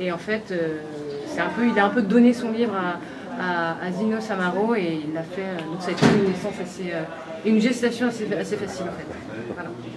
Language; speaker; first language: French; native; French